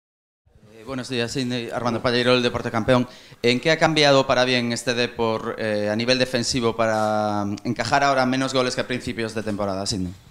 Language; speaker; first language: Spanish; native; Spanish